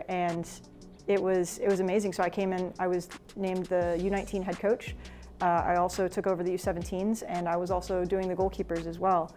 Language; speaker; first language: English; native; English